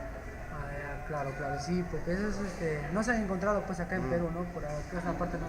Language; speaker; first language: Spanish; native; Spanish